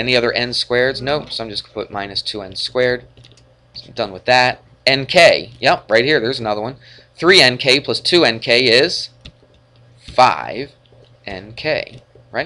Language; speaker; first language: English; native; English